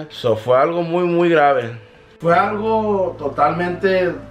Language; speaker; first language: Spanish; early bilingual, heritage; Spanish